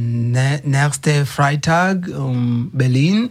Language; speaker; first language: German; non-native, learner; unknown